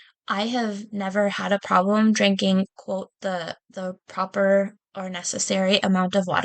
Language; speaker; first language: English; native; English